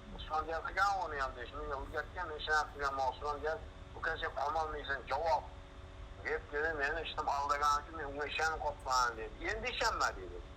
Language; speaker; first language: Uzbek; native; Uzbek